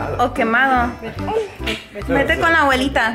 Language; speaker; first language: Spanish; early bilingual, heritage; Spanish